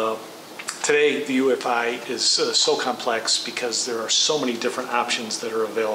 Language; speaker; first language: English; native; English